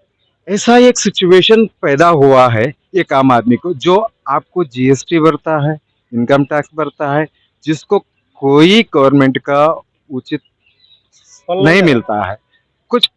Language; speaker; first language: Hindi; non-native, local second language; Telugu